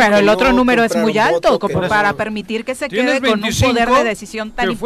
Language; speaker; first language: Spanish; native; Spanish